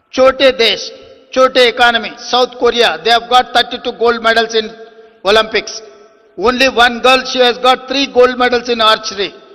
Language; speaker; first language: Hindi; non-native, local second language; Telugu